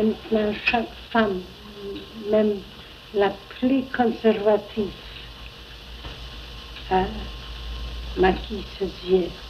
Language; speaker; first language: French; non-native, fluent; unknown